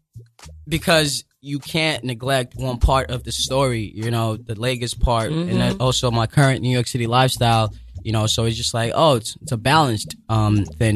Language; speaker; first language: English; non-native, local second language; Yoruba